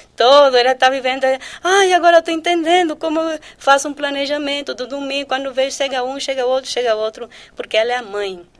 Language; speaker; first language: Portuguese; early bilingual, heritage; Portuguese